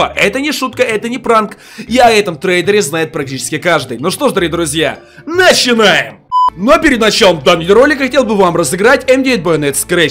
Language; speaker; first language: Russian; native; Russian